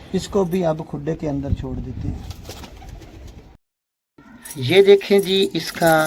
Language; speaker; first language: Urdu; native; Urdu